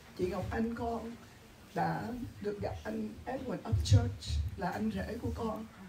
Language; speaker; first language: Vietnamese; early bilingual, heritage; Vietnamese